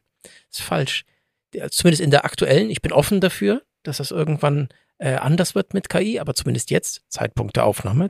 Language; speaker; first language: German; native; German